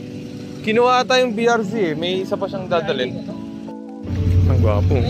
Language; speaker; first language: Filipino; native; Filipino